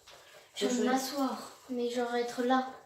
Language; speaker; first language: French; native; French